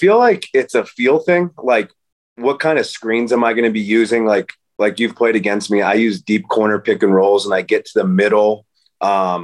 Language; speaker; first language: English; native; English